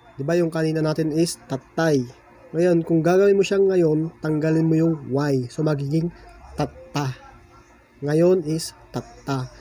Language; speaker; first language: Filipino; non-native, local second language; Iloko